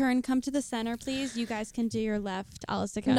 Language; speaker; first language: English; native; English